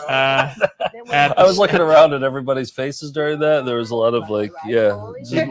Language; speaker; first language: English; native; English